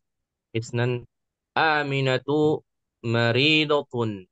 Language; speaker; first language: Arabic; non-native, learner; Indonesian